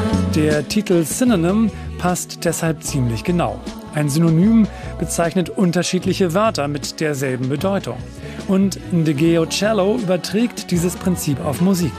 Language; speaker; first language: German; native; German